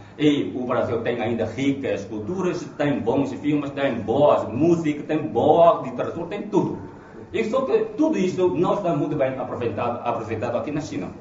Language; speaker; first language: Portuguese; non-native, fluent; Chinese